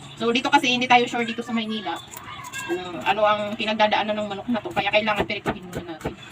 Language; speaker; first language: Filipino; non-native, local second language; Cebuano